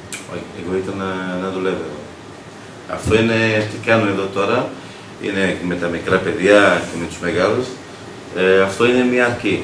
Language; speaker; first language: Greek; non-native, learner; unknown